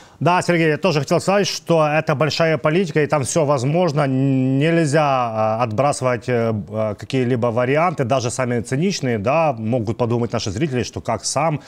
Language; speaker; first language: Russian; non-native, local second language; Ukrainian